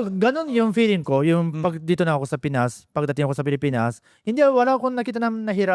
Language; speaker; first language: Filipino; non-native, fluent; Japanese